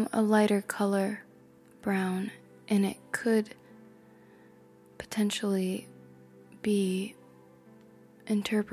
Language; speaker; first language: English; native; English